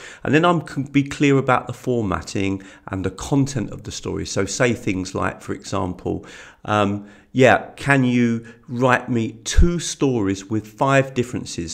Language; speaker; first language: English; native; English